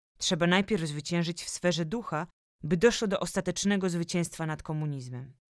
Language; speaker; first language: Polish; native; Polish